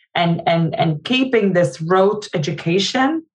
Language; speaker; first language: English; non-native, fluent; Arabic